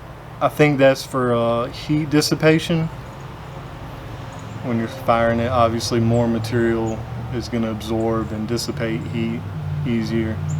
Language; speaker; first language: English; native; English